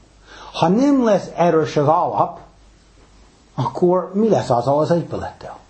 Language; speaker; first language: Hungarian; non-native, fluent; English